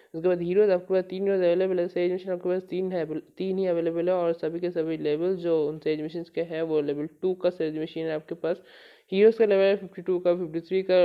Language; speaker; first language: Hindi; non-native, local second language; Bangla